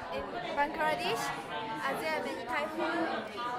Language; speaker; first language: English; non-native, learner; Japanese